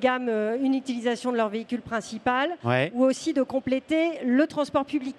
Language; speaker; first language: French; native; French